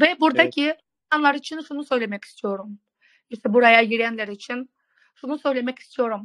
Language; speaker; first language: Turkish; non-native, fluent; Russian